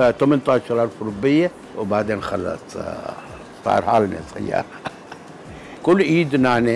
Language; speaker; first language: Arabic; non-native, local second language; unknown